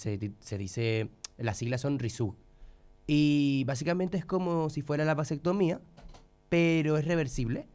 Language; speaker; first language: Spanish; native; Spanish